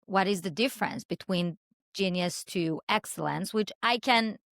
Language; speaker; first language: English; non-native, fluent; Hebrew